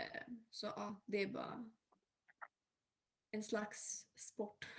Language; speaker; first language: Swedish; early bilingual, other home language; Serbian